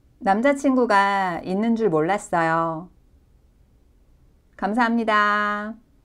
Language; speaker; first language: Korean; non-native, fluent; Chinese